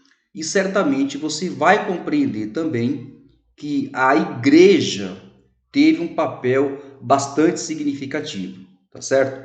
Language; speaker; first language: Portuguese; native; Portuguese